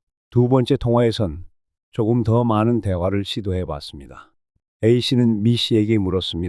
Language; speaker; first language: Korean; native; Korean